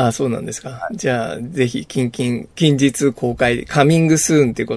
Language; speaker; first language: Japanese; native; Japanese